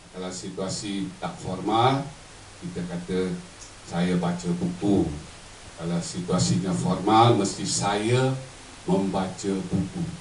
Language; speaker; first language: Malay; native; Malay